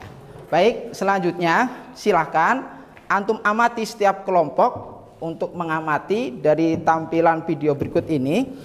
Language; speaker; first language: Indonesian; native; Indonesian